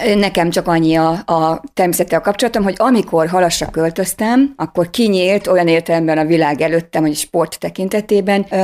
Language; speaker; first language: Hungarian; native; Hungarian